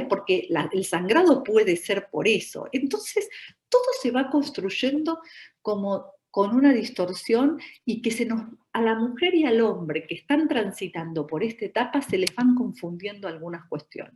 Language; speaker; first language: Spanish; native; Spanish